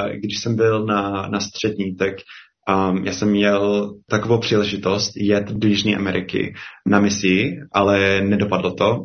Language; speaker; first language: Czech; non-native, fluent; English